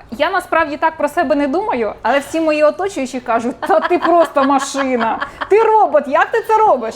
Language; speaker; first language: Ukrainian; native; Ukrainian